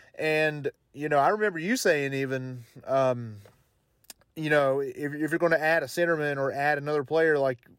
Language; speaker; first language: English; native; English